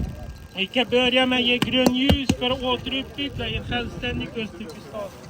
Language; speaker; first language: Swedish; non-native, fluent; Uyghur